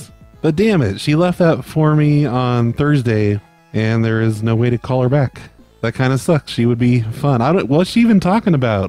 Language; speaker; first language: English; native; English